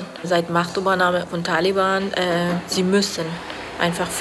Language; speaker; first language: German; non-native, learner; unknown